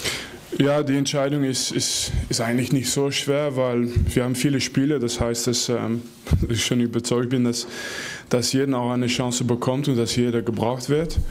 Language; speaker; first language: German; non-native, fluent; Dutch